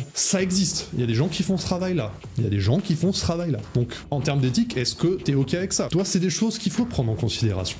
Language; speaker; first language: French; native; French